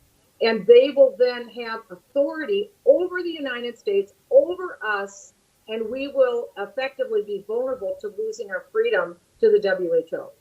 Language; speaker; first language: English; native; English